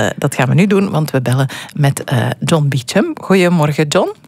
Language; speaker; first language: Dutch; native; Dutch